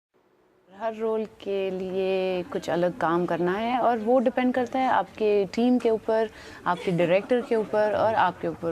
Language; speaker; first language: Hindi; non-native, local second language; English